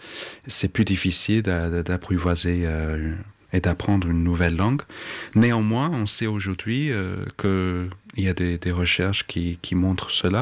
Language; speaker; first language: French; non-native, fluent; English